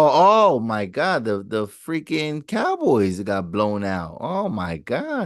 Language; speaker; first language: English; native; English